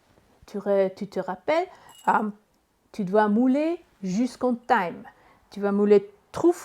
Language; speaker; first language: French; non-native, learner; Italian